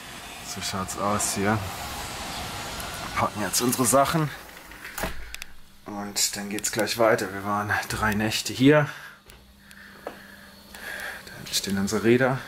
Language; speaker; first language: German; native; German